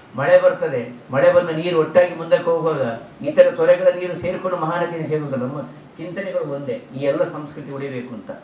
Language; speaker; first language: Kannada; non-native, local second language; Tulu